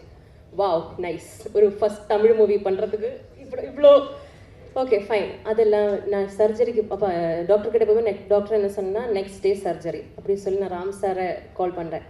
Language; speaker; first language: Tamil; non-native, learner; Malayalam